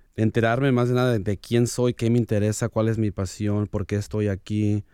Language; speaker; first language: Spanish; early bilingual, heritage; Spanish